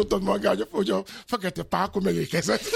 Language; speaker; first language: Hungarian; non-native, learner; Albanian